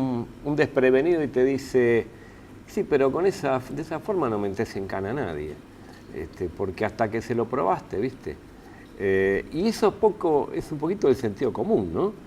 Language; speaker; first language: Spanish; native; Spanish